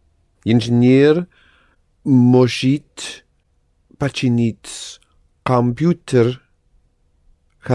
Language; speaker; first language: Russian; non-native, learner; English